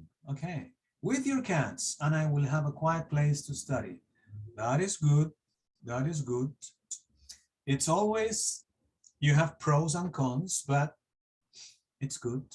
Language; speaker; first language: English; non-native, fluent; Spanish